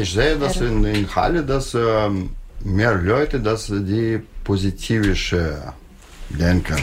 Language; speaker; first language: German; non-native, learner; Russian